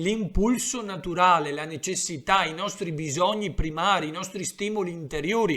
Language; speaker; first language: Italian; native; Italian